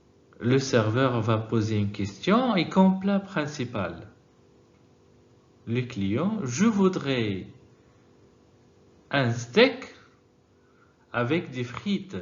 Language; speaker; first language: French; non-native, fluent; Arabic